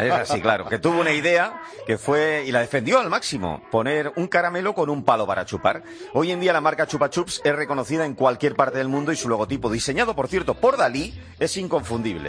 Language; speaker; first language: Spanish; native; Spanish